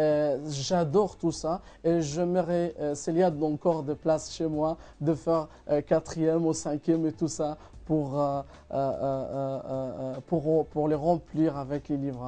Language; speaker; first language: French; non-native, fluent; Arabic